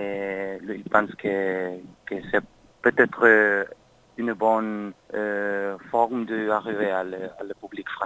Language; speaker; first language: French; non-native, learner; Spanish